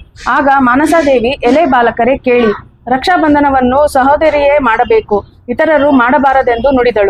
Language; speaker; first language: Kannada; native; Kannada